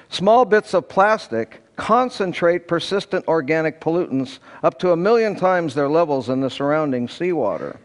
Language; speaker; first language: English; native; English